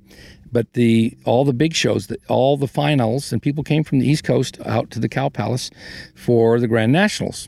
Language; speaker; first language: English; native; English